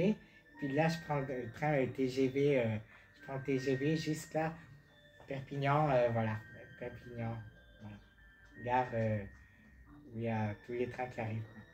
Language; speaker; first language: French; native; French